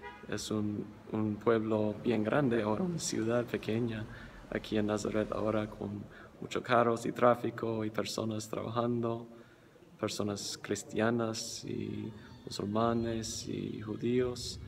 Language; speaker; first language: Spanish; non-native, fluent; English